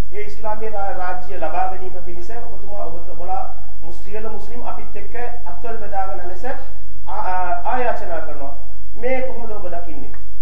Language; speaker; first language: Sinhala; non-native, local second language; Tamil